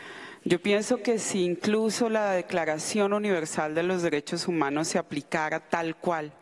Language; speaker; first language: Spanish; non-native, local second language; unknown